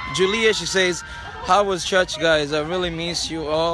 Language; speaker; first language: English; non-native, local second language; Swahili